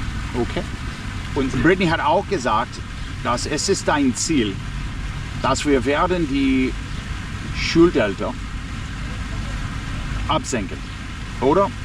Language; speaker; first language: German; non-native, learner; English